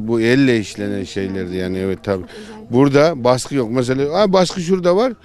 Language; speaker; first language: Turkish; non-native, local second language; Kyrgyz